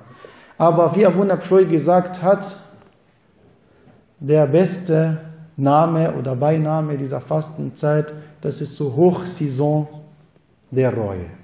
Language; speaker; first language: German; non-native, fluent; Arabic